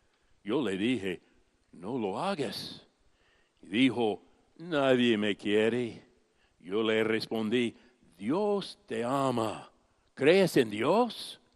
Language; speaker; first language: Spanish; non-native, fluent; English